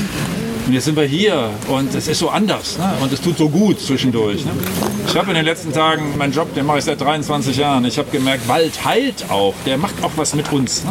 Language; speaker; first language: German; native; German